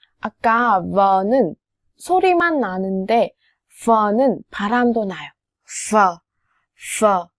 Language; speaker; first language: Korean; non-native, fluent; Vietnamese